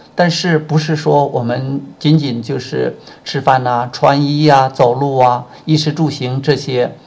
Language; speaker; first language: Chinese; native; Chinese